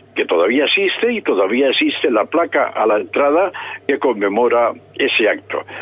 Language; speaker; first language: Spanish; native; Spanish